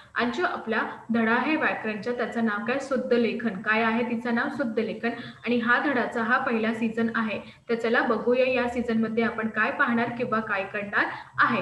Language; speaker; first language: Marathi; non-native, local second language; Hindi